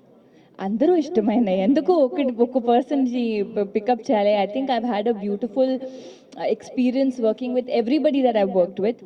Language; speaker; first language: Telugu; non-native, fluent; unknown